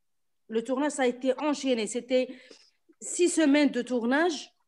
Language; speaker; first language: French; non-native, local second language; Arabic